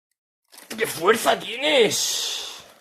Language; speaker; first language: Spanish; native; Spanish